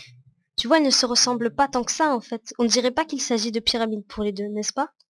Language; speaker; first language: French; native; French